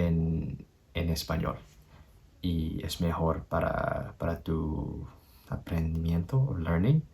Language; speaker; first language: Spanish; non-native, learner; English